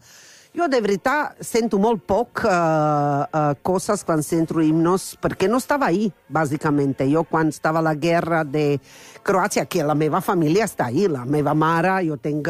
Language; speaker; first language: Catalan; non-native, fluent; Croatian